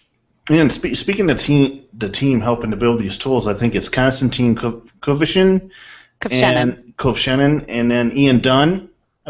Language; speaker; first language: English; native; English